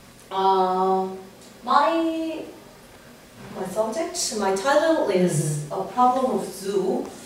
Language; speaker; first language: English; non-native, learner; Korean